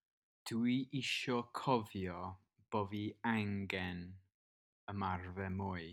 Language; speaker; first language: Welsh; non-native, learner; English